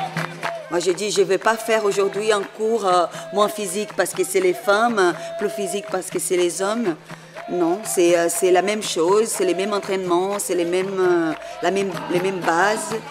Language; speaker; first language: French; non-native, fluent; Portuguese